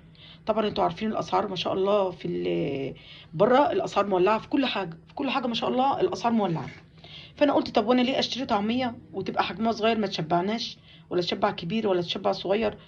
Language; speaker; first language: Arabic; native; Arabic